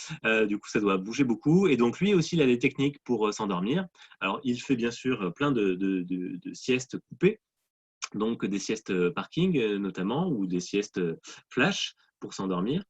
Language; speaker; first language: French; native; French